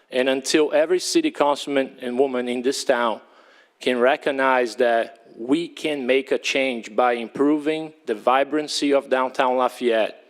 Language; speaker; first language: English; non-native, fluent; Portuguese